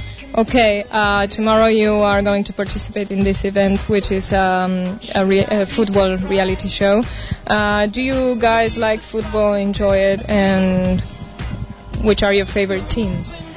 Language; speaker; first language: English; non-native, fluent; Spanish